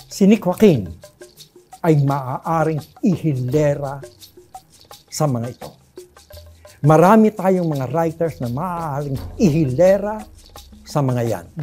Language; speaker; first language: Filipino; native; Filipino